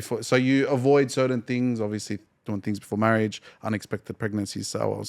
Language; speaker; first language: English; native; English